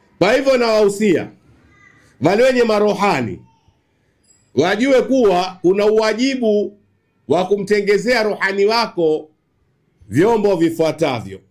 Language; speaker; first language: Swahili; native; Swahili